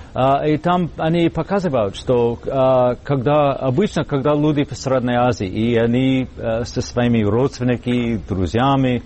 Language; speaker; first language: Russian; non-native, fluent; English